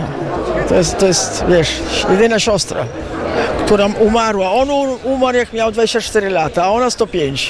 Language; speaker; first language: Polish; early bilingual, heritage; Italian